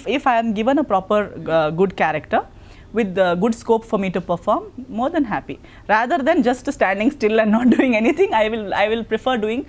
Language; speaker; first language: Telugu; non-native, local second language; Konkani